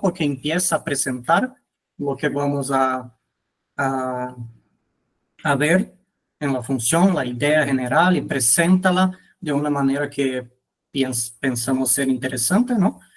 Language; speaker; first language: Spanish; non-native, fluent; Portuguese